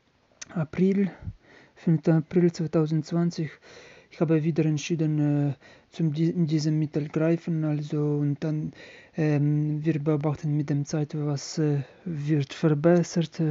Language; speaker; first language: German; non-native, learner; Ukrainian